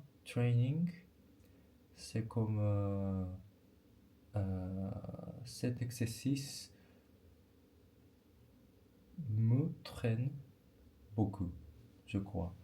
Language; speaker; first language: French; non-native, learner; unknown